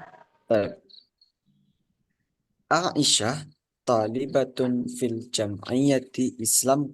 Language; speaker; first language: Arabic; non-native, fluent; Indonesian